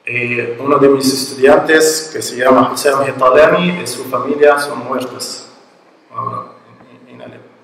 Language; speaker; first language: Spanish; non-native, learner; Arabic